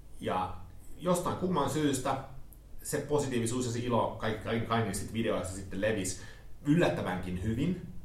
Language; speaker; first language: Finnish; early bilingual, heritage; Finnish